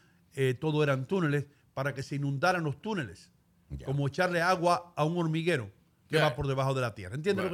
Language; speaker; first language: Spanish; native; Spanish